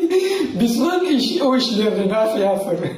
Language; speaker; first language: German; non-native, learner; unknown